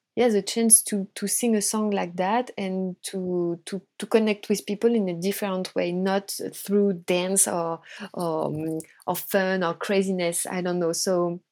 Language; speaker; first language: English; non-native, fluent; French